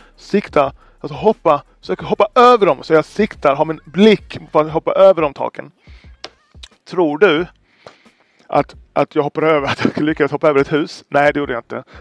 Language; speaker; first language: Swedish; native; Swedish